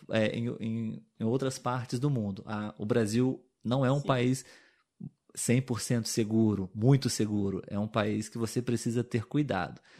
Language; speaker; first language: Portuguese; native; Portuguese